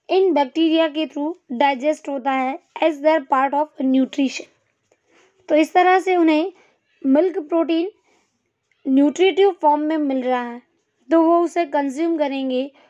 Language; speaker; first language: Hindi; non-native, local second language; Gujarati